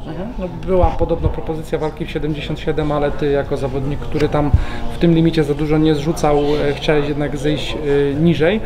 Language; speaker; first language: Polish; native; Polish